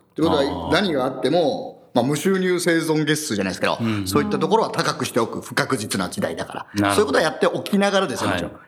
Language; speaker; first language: Japanese; native; Japanese